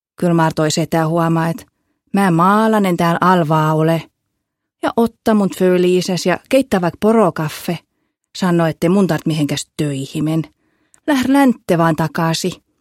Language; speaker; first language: Finnish; native; Finnish